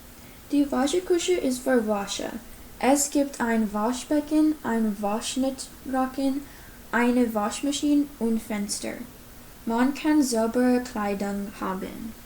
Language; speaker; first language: German; non-native, learner; English